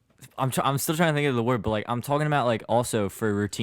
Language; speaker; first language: English; native; English